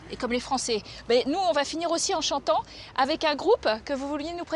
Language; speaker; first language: French; native; French